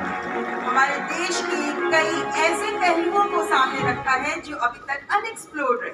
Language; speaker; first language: Hindi; native; Hindi